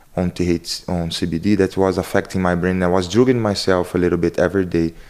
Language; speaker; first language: English; non-native, learner; Portuguese